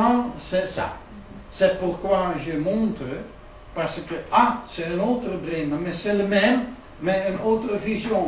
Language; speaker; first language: French; non-native, learner; Dutch